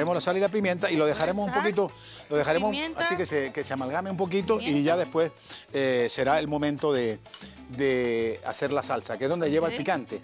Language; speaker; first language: Spanish; native; Spanish